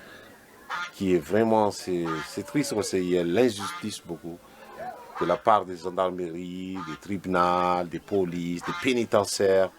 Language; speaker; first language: French; non-native, local second language; Malagasy